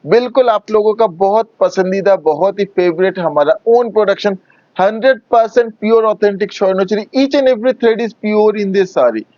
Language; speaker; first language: Hindi; non-native, local second language; Bangla